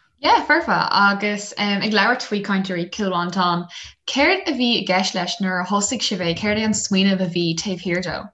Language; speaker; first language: Irish; non-native, local second language; English